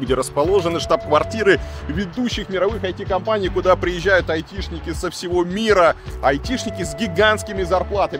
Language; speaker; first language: Russian; native; Russian